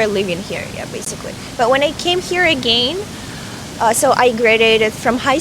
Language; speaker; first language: English; non-native, fluent; Russian